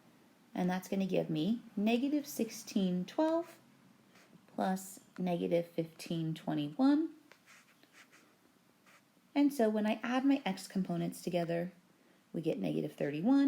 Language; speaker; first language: English; native; English